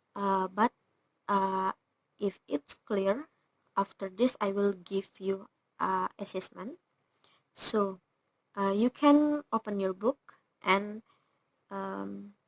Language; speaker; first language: English; non-native, learner; Indonesian